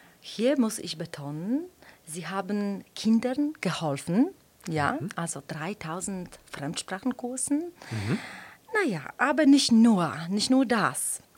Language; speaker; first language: German; non-native, fluent; Polish